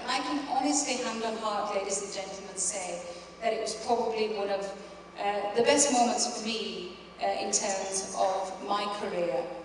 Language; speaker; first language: English; early bilingual, other home language; Urdu